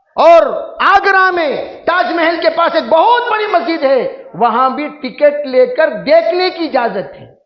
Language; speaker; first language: Urdu; native; Urdu